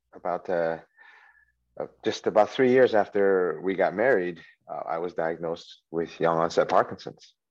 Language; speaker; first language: English; early bilingual, other home language; Chinese